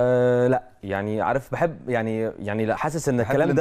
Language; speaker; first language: Arabic; native; Arabic